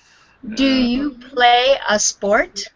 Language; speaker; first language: English; non-native, fluent; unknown